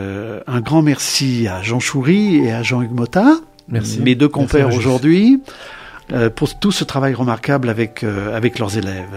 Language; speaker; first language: French; native; French